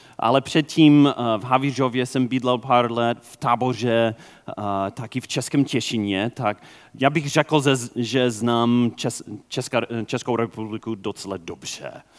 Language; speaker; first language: Czech; non-native, fluent; English